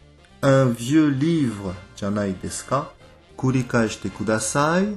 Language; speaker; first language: Japanese; non-native, fluent; French